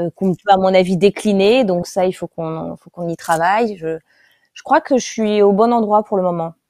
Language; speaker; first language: French; native; French